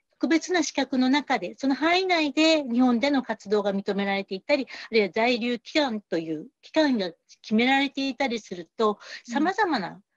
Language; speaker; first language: Japanese; native; Japanese